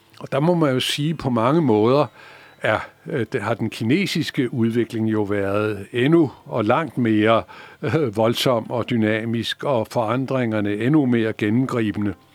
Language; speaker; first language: Danish; native; Danish